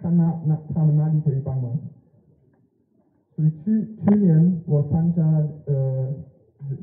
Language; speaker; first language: Chinese; non-native, learner; German